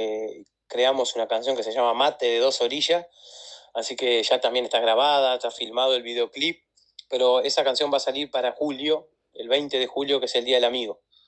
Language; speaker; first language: Spanish; native; Spanish